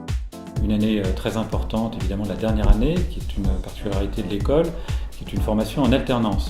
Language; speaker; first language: French; native; French